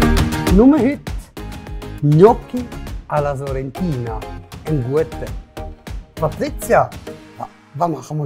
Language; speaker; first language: German; native; German